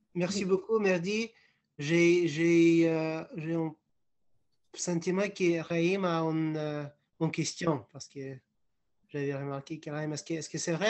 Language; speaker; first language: French; non-native, fluent; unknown